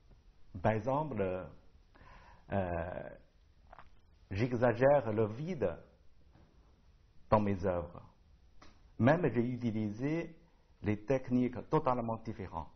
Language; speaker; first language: French; non-native, learner; Chinese